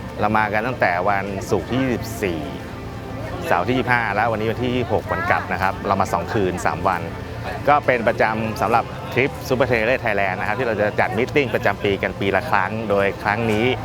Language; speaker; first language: Thai; native; Thai